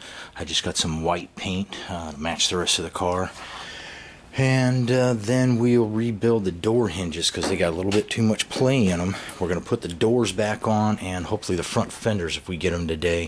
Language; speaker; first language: English; native; English